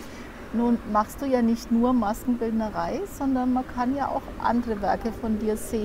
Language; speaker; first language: German; native; German